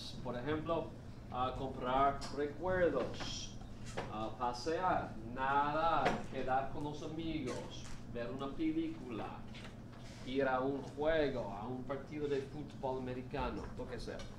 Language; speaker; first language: Spanish; non-native, fluent; English